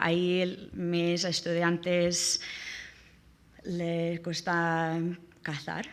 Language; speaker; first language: Spanish; non-native, learner; English